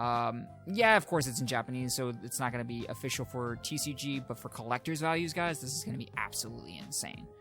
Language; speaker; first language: English; native; English